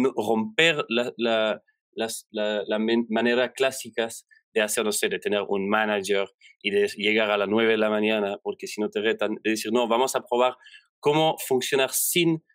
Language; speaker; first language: Spanish; non-native, fluent; French